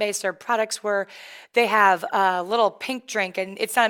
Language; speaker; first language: English; native; English